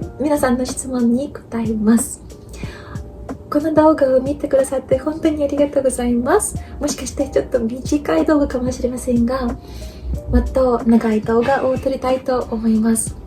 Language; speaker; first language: Japanese; non-native, learner; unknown